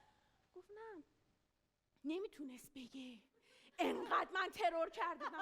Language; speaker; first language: Persian; native; Persian